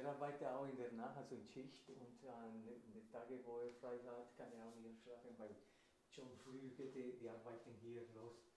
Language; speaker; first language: German; non-native, fluent; Spanish